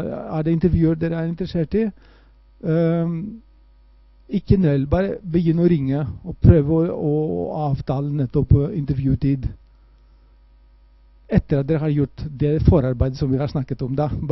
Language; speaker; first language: Norwegian; non-native, fluent; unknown